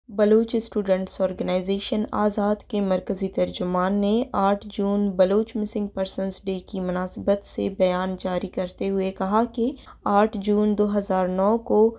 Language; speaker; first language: Urdu; non-native, local second language; Baluchi